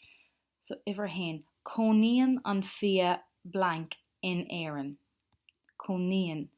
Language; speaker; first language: Irish; non-native, local second language; English